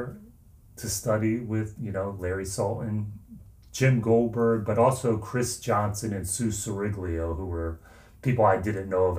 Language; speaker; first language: English; native; English